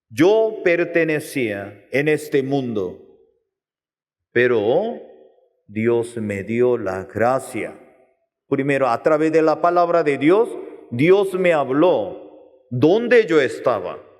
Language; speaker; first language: Spanish; non-native, learner; Korean